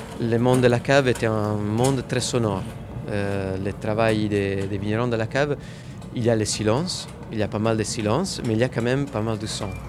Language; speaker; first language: French; non-native, fluent; Italian